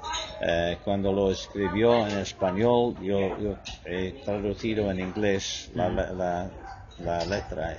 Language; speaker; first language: Spanish; non-native, fluent; English